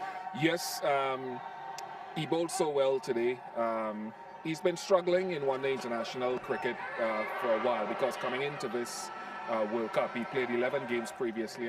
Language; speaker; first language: English; native; English